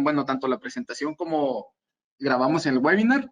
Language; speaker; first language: Spanish; native; Spanish